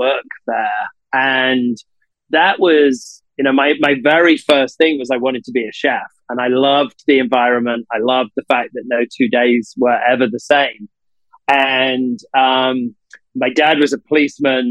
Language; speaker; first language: English; native; English